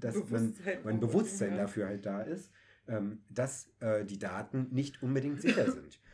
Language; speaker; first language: German; native; German